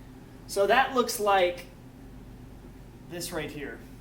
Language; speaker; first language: English; native; English